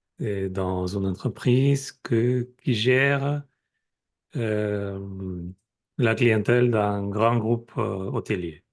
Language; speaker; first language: French; non-native, fluent; Spanish